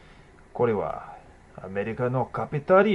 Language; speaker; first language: Japanese; non-native, learner; English